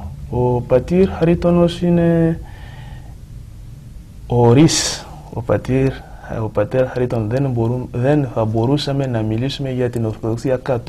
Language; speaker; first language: Greek; non-native, fluent; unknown